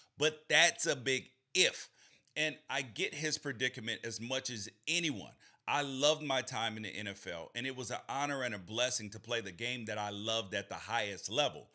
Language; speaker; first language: English; native; English